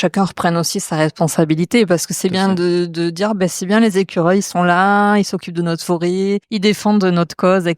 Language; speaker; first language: French; native; French